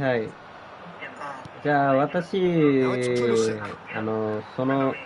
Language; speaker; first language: Japanese; non-native, learner; Nepali